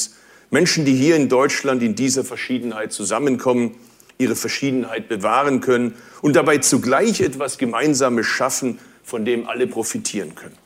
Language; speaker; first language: German; early bilingual, other home language; Turkish